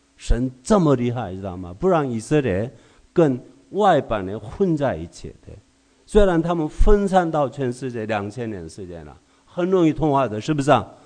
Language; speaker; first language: Chinese; non-native, fluent; Korean